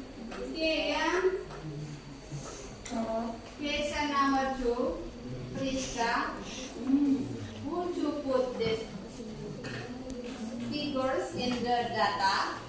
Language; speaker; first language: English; non-native, learner; Indonesian